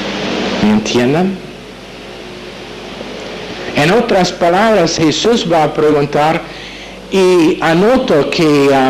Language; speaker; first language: Spanish; non-native, fluent; English